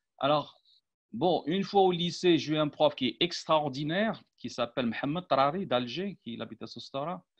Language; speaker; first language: French; non-native, local second language; Arabic